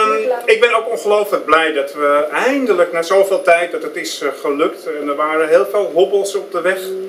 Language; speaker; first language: Dutch; native; Dutch